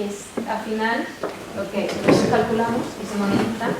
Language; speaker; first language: Spanish; native; Spanish